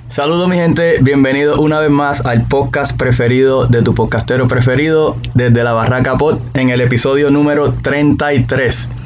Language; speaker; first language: Spanish; native; Spanish